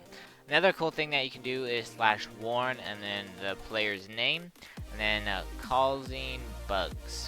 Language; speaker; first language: English; native; English